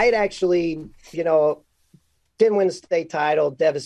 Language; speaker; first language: English; native; English